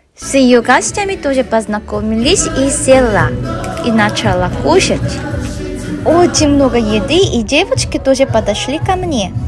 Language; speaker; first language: Russian; non-native, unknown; Korean